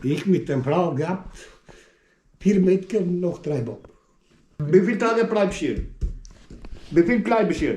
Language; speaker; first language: German; non-native, learner; Albanian